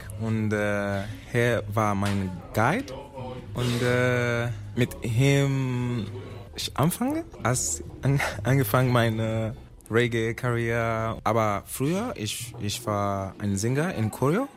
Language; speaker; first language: German; non-native, learner; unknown